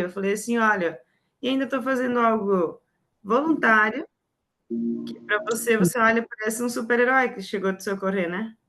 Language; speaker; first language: Portuguese; native; Portuguese